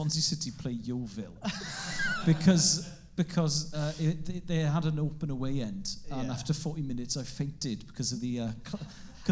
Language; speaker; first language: English; non-native, local second language; Welsh